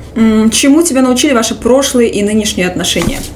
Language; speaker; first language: Russian; native; Russian